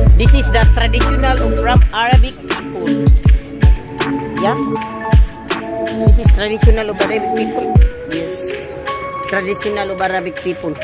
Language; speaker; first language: English; non-native, learner; Filipino